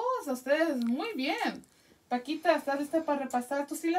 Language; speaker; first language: Spanish; early bilingual, heritage; Spanish